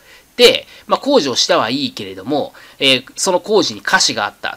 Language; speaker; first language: Japanese; native; Japanese